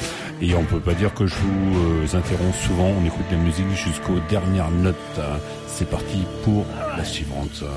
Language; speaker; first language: French; native; French